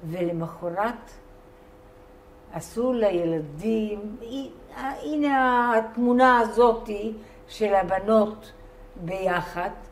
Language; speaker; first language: Hebrew; non-native, fluent; Bulgarian